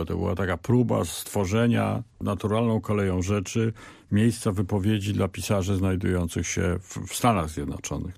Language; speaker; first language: Polish; native; Polish